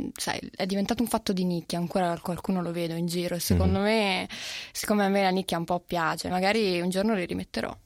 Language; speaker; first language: Italian; native; Italian